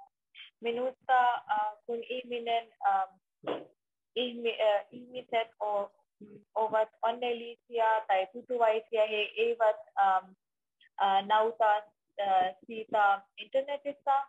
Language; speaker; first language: Finnish; non-native, learner; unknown